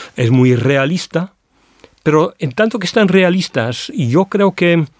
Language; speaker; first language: Spanish; non-native, fluent; English